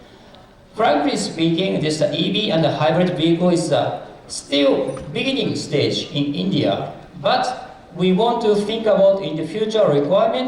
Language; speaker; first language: English; non-native, fluent; Japanese